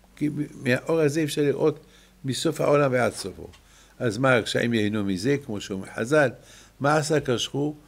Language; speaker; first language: Hebrew; non-native, fluent; French